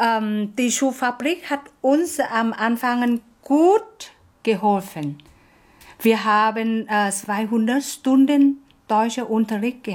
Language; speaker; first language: German; non-native, learner; Vietnamese